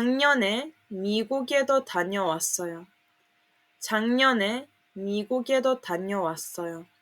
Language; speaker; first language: Korean; non-native, fluent; Serbian